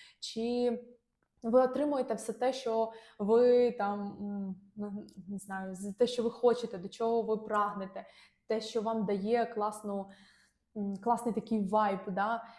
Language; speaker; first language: Ukrainian; non-native, local second language; Russian